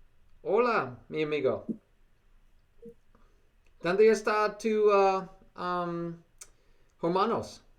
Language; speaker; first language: Spanish; non-native, learner; English